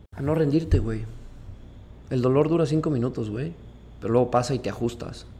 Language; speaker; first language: Spanish; native; Spanish